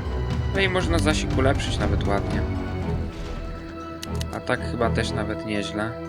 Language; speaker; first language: Polish; native; Polish